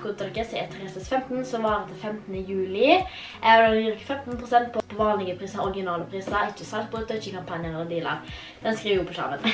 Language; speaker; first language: Norwegian; native; Norwegian